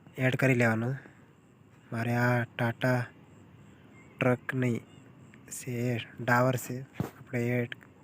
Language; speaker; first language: Gujarati; non-native, local second language; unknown